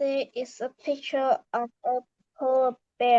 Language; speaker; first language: English; non-native, learner; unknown